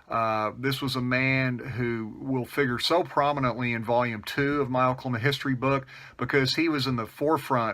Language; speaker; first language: English; native; English